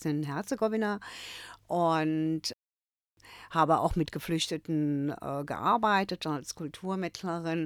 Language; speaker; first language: German; early bilingual, other home language; Croatian